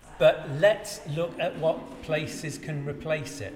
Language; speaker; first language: English; native; English